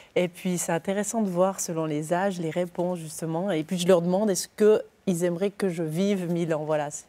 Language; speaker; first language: French; native; French